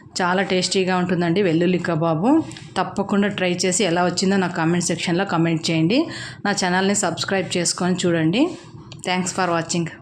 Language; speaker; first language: Telugu; native; Telugu